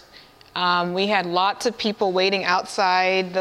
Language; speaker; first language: English; native; English